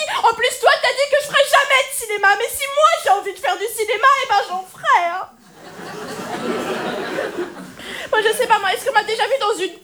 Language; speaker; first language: French; native; French